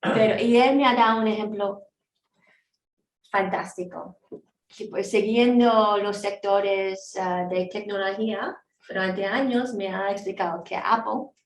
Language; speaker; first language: Spanish; non-native, fluent; Korean